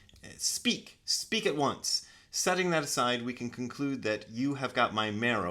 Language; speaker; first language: English; native; English